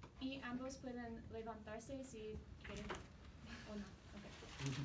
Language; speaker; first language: Spanish; non-native, learner; English